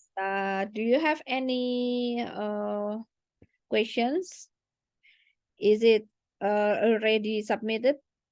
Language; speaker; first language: English; non-native, learner; Indonesian